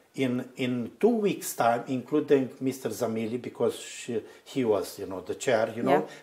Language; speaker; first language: English; non-native, fluent; Romanian